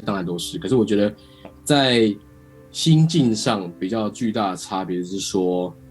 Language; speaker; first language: Chinese; native; Chinese